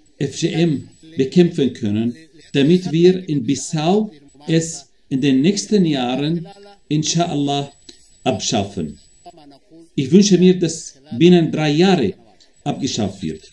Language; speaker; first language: German; non-native, fluent; Arabic